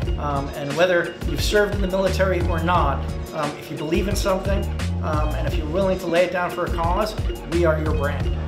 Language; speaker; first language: English; native; English